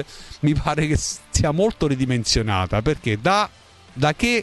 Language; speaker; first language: Italian; native; Italian